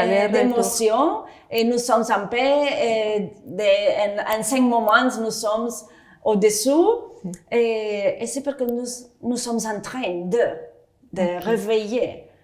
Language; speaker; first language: French; non-native, fluent; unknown